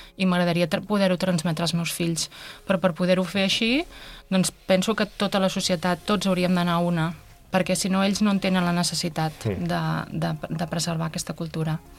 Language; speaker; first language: Catalan; native; Catalan